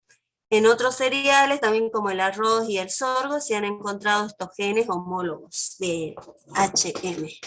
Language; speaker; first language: Spanish; native; Spanish